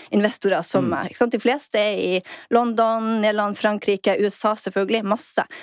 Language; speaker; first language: Norwegian; native; Norwegian